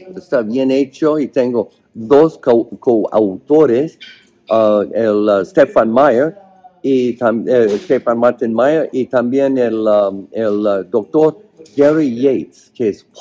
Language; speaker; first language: Spanish; non-native, fluent; English